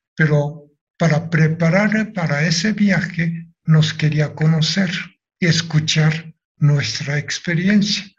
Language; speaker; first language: Spanish; non-native, fluent; Japanese